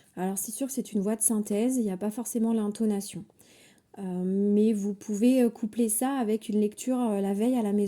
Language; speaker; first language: French; native; French